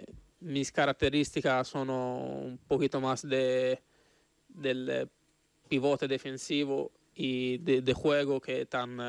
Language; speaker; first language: Spanish; non-native, fluent; Italian